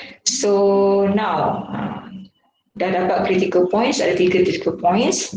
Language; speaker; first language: English; non-native, local second language; Malay